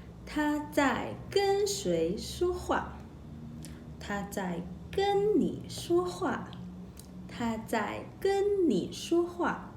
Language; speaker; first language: Chinese; non-native, local second language; Malay